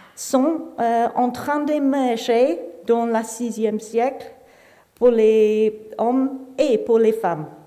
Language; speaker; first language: French; non-native, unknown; English